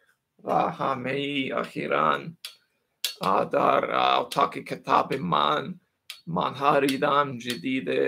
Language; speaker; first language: Persian; non-native, learner; English